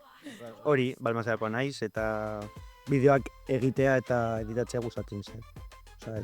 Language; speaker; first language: Basque; non-native, local second language; Spanish